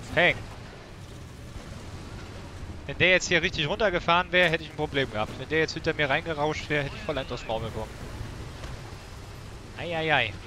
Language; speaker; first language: German; native; German